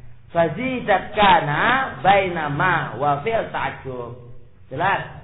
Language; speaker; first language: Arabic; non-native, fluent; Javanese